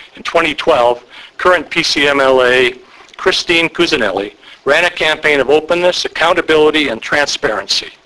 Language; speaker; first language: English; native; English